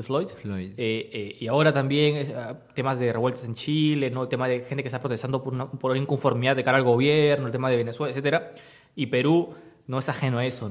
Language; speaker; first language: Spanish; native; Spanish